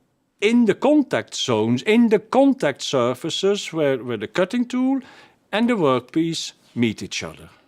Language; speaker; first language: English; non-native, fluent; Dutch